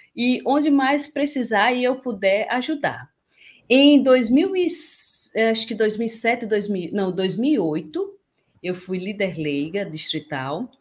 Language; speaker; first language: Portuguese; native; Portuguese